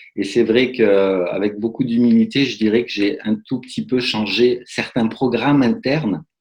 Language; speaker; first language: French; native; French